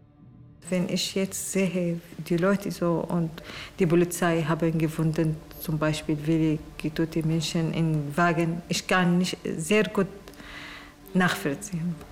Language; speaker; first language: German; non-native, learner; Arabic